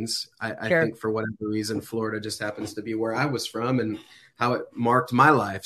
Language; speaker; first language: English; native; English